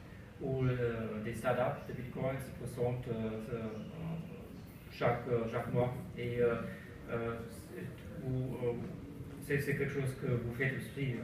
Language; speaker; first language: French; non-native, learner; German